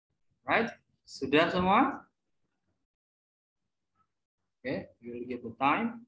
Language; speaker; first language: English; non-native, learner; Indonesian